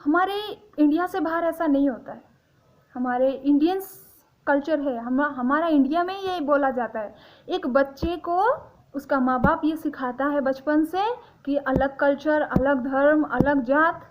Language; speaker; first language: Hindi; non-native, local second language; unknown